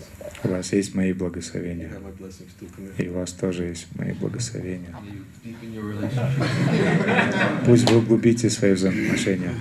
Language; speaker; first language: Russian; native; Russian